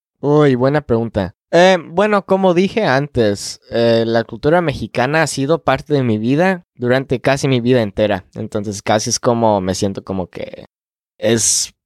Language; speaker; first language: Spanish; non-native, fluent; English